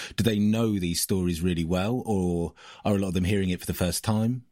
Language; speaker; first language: English; native; English